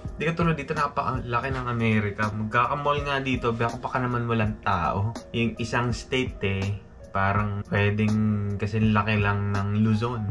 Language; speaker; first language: Filipino; native; Filipino